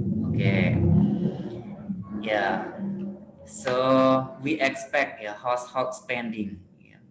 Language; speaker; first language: English; non-native, fluent; Indonesian